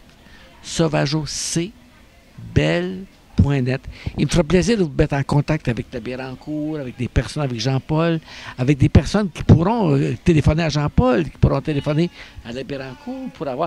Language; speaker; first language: French; native; French